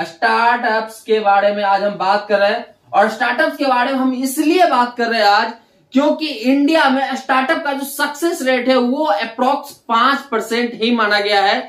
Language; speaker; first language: Hindi; native; Hindi